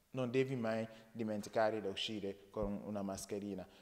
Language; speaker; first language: Italian; non-native, learner; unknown